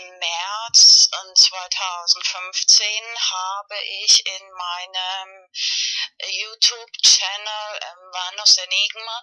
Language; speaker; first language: German; non-native, fluent; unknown